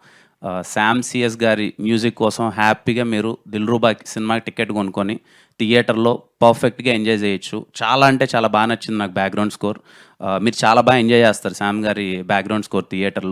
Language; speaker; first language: Telugu; native; Telugu